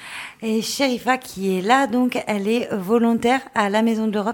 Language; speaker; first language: French; native; French